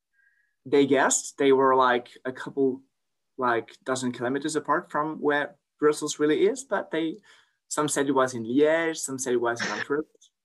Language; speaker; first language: English; non-native, fluent; French